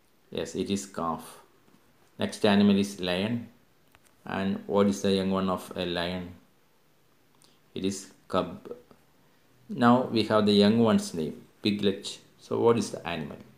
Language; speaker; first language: English; non-native, local second language; Malayalam